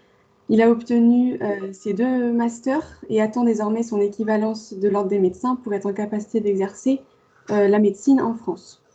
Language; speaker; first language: French; native; French